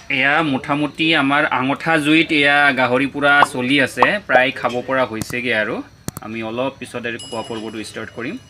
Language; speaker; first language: Assamese; non-native, local second language; Mising